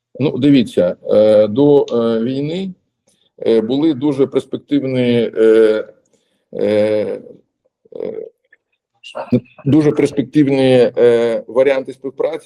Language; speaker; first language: Ukrainian; non-native, local second language; Russian